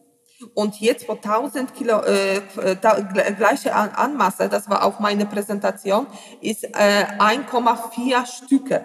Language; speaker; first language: German; non-native, learner; Polish